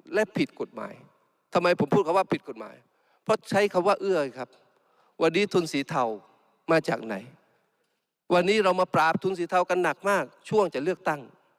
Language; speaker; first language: Thai; non-native, local second language; Malay